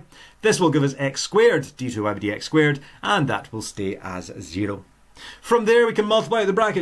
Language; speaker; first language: English; native; English